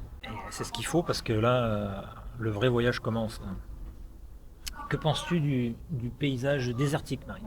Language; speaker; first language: French; native; French